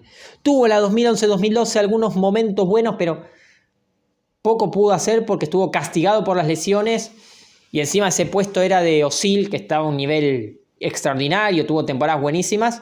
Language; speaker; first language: Spanish; native; Spanish